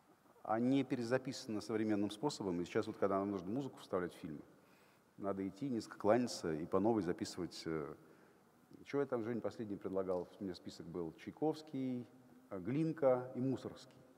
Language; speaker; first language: Russian; native; Russian